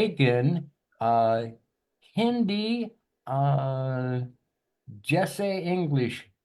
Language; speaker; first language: Hindi; non-native, learner; English